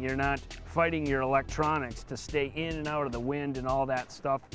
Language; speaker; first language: English; native; English